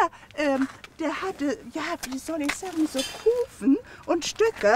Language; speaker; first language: German; native; German